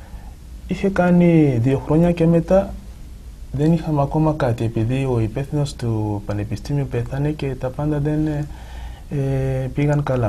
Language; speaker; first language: Greek; non-native, fluent; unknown